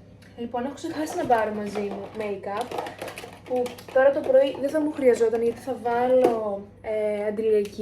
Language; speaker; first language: Greek; native; Greek